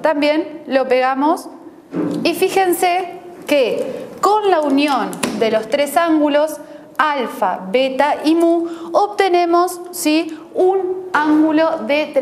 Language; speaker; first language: Spanish; native; Spanish